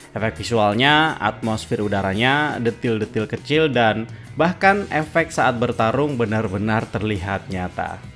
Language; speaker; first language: Indonesian; native; Indonesian